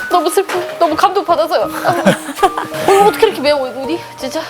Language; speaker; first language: Korean; non-native, fluent; German